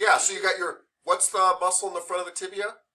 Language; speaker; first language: English; native; English